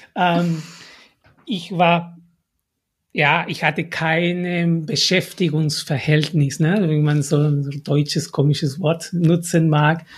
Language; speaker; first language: German; non-native, fluent; Spanish